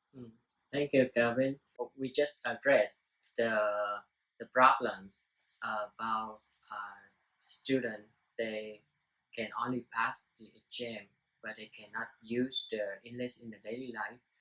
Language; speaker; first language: English; non-native, learner; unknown